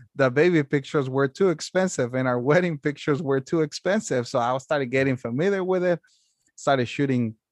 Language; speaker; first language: English; non-native, fluent; Spanish